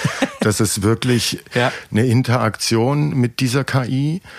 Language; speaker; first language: German; native; German